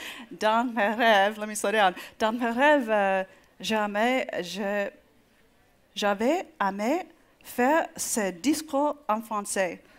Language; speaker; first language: French; non-native, learner; English